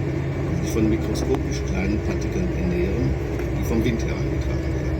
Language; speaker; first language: German; non-native, fluent; Spanish